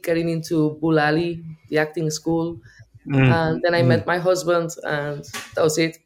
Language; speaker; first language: English; non-native, fluent; Spanish